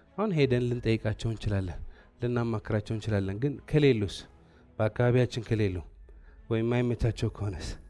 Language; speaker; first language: Amharic; non-native, local second language; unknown